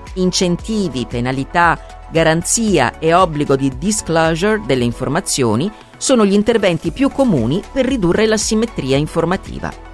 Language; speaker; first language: Italian; native; Italian